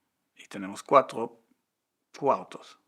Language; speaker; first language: Spanish; non-native, fluent; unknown